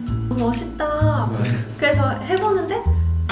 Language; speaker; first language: Korean; non-native, fluent; Japanese